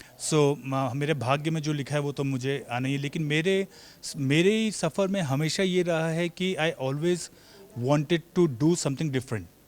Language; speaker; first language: Hindi; native; Hindi